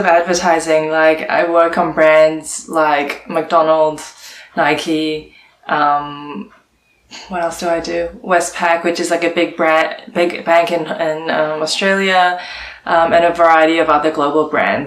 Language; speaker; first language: English; non-native, local second language; Cantonese